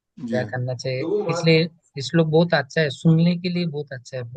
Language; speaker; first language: Hindi; non-native, learner; Bangla